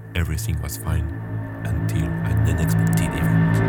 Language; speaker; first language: English; non-native, fluent; French